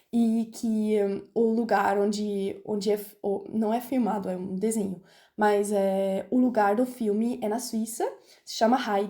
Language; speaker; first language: Portuguese; non-native, fluent; German